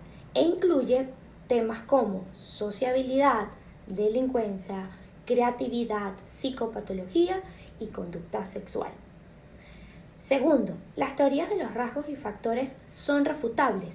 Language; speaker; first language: Spanish; native; Spanish